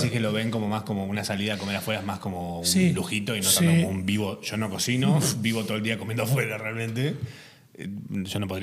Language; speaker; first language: Spanish; native; Spanish